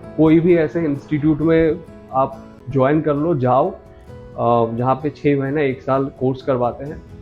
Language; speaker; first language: Hindi; non-native, local second language; Bangla